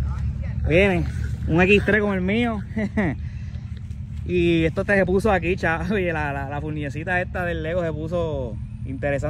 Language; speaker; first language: Spanish; native; Spanish